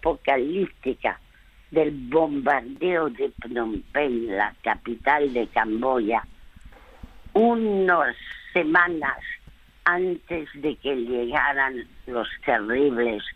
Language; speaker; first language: Spanish; early bilingual, other home language; French